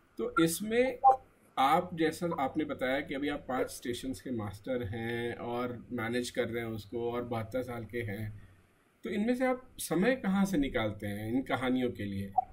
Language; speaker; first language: Hindi; native; Hindi